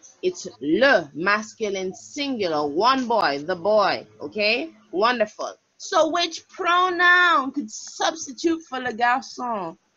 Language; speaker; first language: English; native; English